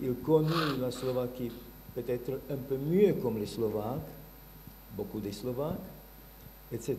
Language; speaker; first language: French; non-native, learner; Bulgarian